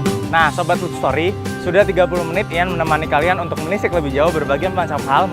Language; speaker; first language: Indonesian; native; Indonesian